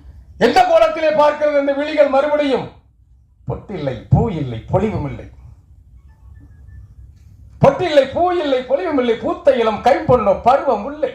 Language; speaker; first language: Tamil; native; Tamil